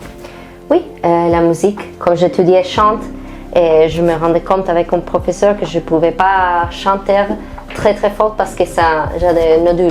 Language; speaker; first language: French; non-native, fluent; Spanish